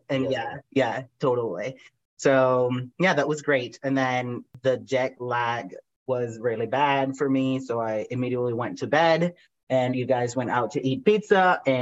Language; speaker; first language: English; non-native, fluent; Spanish